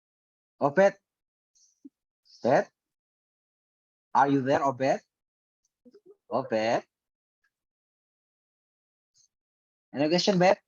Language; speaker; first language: English; non-native, learner; Indonesian